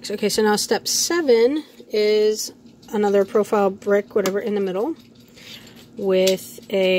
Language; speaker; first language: English; native; English